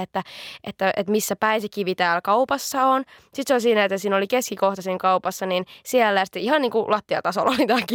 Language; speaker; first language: Finnish; native; Finnish